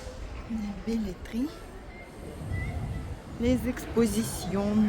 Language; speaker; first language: French; non-native, fluent; Russian